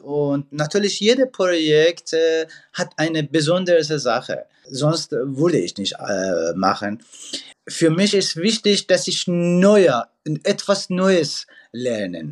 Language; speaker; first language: German; non-native, fluent; Persian